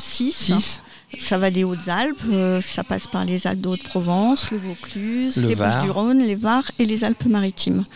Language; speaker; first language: French; native; French